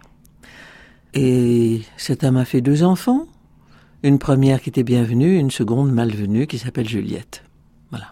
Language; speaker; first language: French; native; French